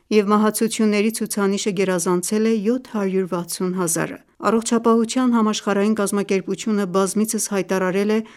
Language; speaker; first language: Armenian; early bilingual, heritage; Armenian